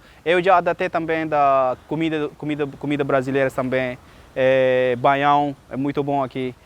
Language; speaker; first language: Portuguese; non-native, learner; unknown